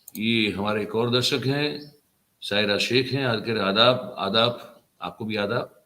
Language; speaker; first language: Hindi; non-native, local second language; Gujarati